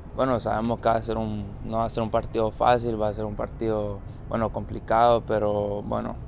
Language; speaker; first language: Spanish; early bilingual, heritage; Spanish